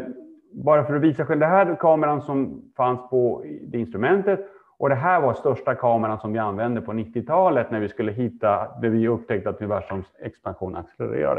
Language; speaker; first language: Swedish; native; Swedish